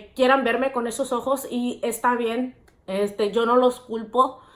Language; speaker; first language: Spanish; early bilingual, heritage; Spanish